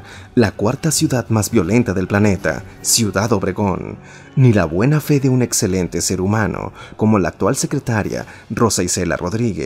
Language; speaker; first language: Spanish; native; Spanish